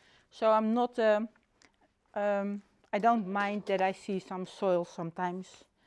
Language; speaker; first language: English; non-native, fluent; Dutch